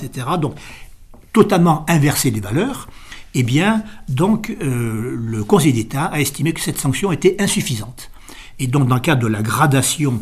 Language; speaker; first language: French; native; French